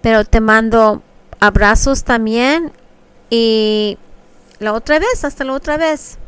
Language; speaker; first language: Spanish; early bilingual, other home language; English